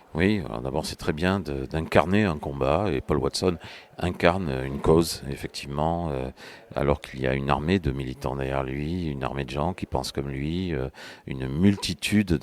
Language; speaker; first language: French; native; French